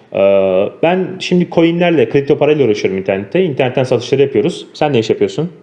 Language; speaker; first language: Turkish; native; Turkish